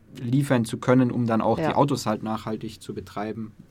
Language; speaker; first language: German; native; German